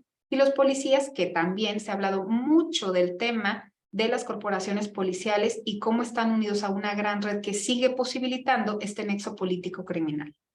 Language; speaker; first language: Spanish; native; Spanish